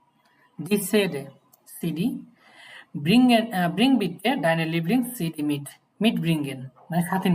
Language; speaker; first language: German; non-native, learner; Bangla